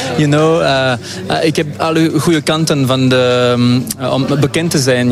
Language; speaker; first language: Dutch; non-native, local second language; French